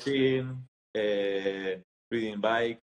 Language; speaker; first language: English; non-native, learner; Spanish